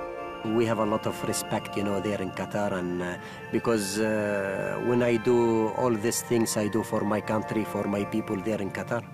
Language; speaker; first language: English; non-native, fluent; Arabic